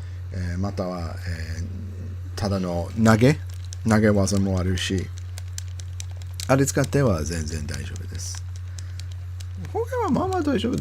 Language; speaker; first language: Japanese; non-native, learner; English